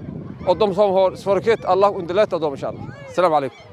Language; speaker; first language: Swedish; non-native, fluent; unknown